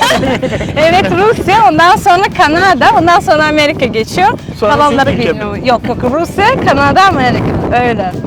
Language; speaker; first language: Turkish; non-native, fluent; Russian